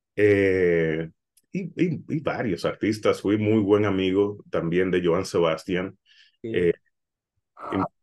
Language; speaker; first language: Spanish; native; Spanish